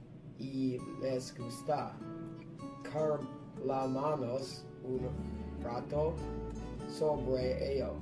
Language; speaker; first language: Spanish; non-native, learner; English